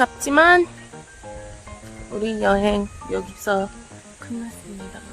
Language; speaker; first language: Korean; non-native, learner; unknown